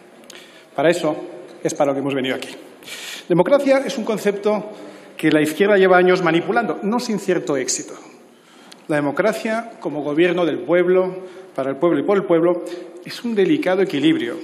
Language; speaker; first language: Spanish; native; Spanish